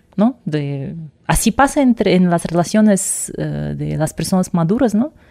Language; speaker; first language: Spanish; non-native, fluent; Russian